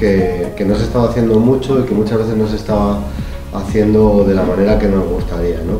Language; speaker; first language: Spanish; native; Spanish